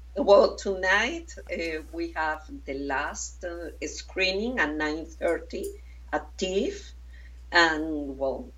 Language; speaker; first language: English; non-native, fluent; Spanish